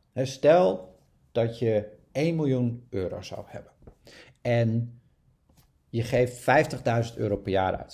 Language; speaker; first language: Dutch; native; Dutch